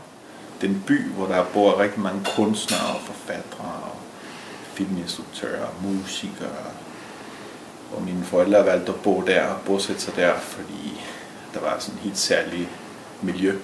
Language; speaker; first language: Danish; early bilingual, other home language; Spanish